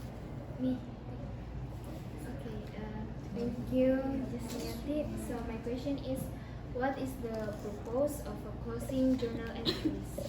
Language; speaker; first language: English; non-native, learner; Indonesian